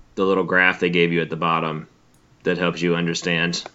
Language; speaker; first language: English; native; English